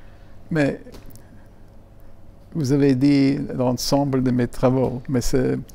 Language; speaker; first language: French; non-native, fluent; German